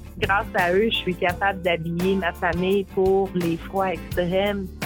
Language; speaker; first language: French; native; French